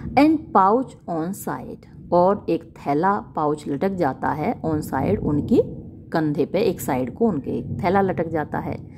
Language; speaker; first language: Hindi; native; Hindi